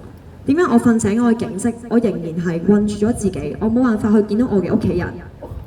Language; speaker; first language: Cantonese; native; Cantonese